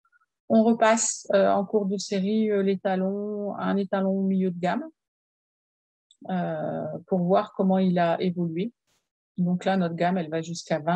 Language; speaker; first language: French; native; French